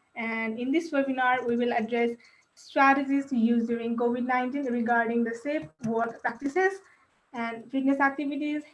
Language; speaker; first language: English; non-native, local second language; Nepali